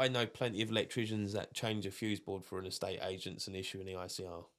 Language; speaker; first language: English; native; English